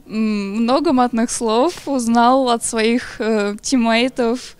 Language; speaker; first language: Russian; native; Russian